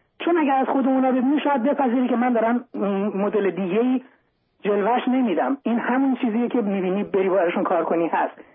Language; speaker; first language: Persian; native; Persian